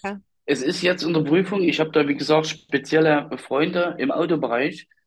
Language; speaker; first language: German; native; German